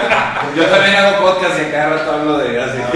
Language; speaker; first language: Spanish; native; Spanish